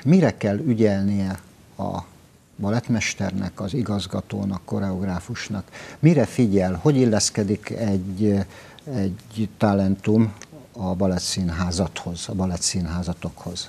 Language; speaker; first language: Hungarian; native; Hungarian